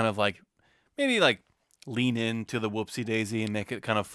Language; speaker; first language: English; native; English